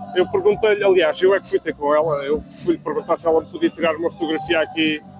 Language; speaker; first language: Portuguese; native; Portuguese